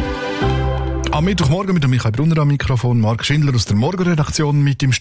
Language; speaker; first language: German; native; German